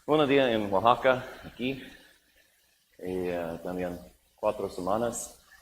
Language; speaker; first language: Spanish; non-native, learner; English